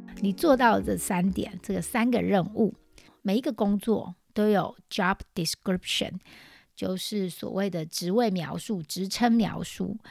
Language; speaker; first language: Chinese; native; Chinese